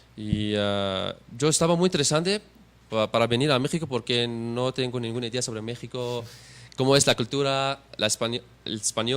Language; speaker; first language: Spanish; non-native, learner; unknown